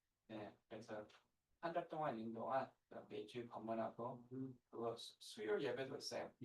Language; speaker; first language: Korean; non-native, learner; English